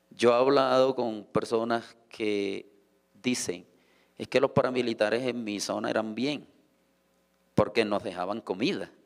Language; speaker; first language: Spanish; native; Spanish